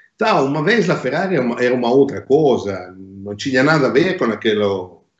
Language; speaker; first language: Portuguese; non-native, fluent; Italian